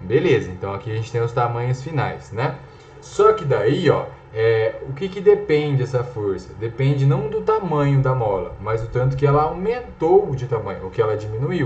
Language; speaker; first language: Portuguese; native; Portuguese